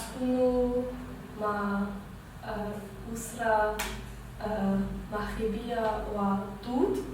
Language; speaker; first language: Arabic; non-native, learner; German